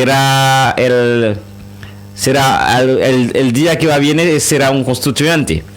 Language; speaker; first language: Spanish; non-native, learner; Haitian Creole